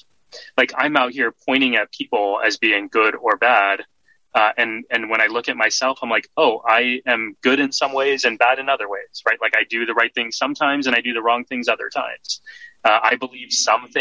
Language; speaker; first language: English; native; English